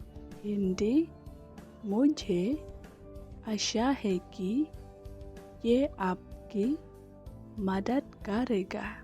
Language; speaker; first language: Hindi; non-native, local second language; Khasi